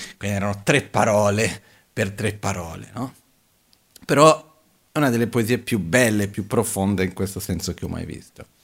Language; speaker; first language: Italian; non-native, fluent; Portuguese